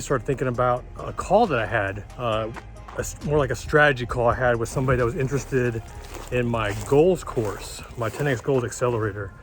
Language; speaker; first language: English; native; English